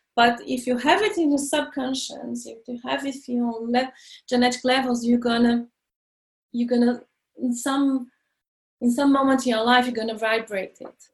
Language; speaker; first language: English; non-native, learner; Portuguese